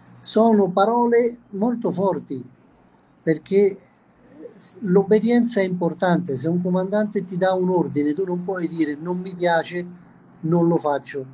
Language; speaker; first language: Italian; native; Italian